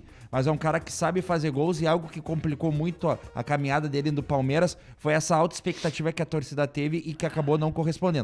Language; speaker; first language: Portuguese; native; Portuguese